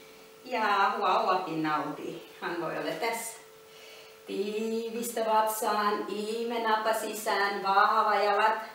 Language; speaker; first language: Finnish; non-native, learner; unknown